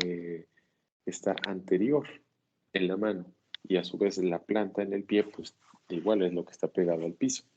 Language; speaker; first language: Spanish; native; Spanish